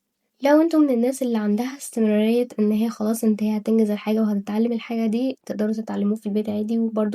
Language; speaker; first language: Arabic; native; Arabic